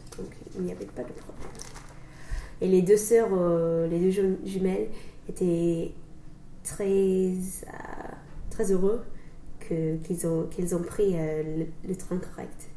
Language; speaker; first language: French; non-native, learner; English